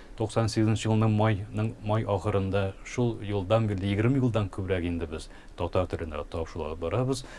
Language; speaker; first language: Tatar; early bilingual, heritage; Tatar